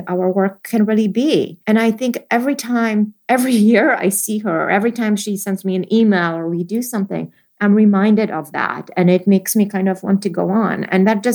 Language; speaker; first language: English; non-native, fluent; Polish